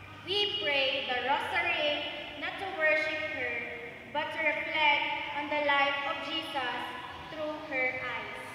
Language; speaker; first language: English; non-native, local second language; Hiligaynon